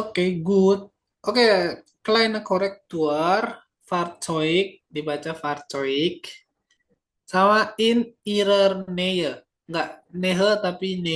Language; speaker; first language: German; non-native, fluent; Indonesian